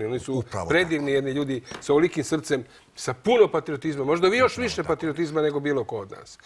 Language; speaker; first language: Croatian; native; Croatian